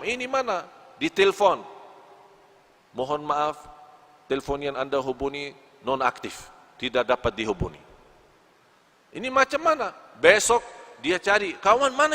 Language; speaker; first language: Indonesian; non-native, fluent; Arabic